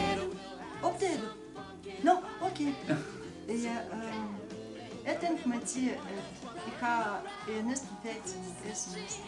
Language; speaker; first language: Danish; non-native, fluent; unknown